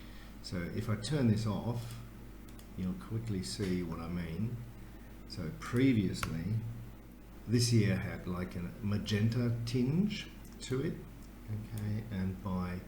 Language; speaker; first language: English; native; English